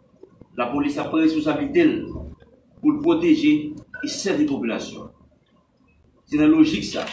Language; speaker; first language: French; non-native, local second language; Haitian Creole